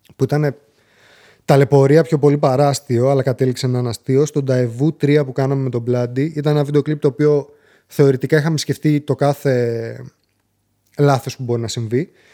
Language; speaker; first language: Greek; native; Greek